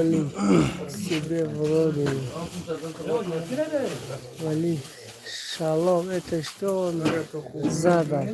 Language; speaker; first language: Russian; non-native, local second language; Tajik